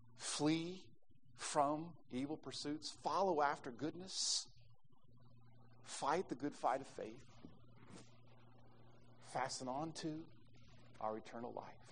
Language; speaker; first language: English; native; English